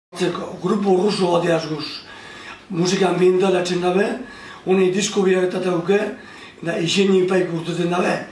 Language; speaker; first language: Basque; native; Basque